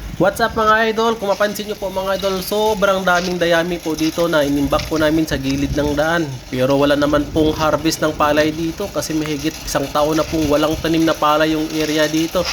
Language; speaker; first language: Filipino; non-native, local second language; Hiligaynon